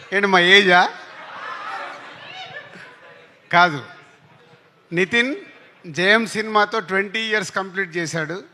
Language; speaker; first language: Telugu; native; Telugu